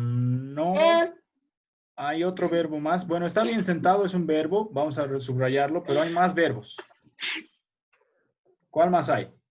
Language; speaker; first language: Spanish; native; Spanish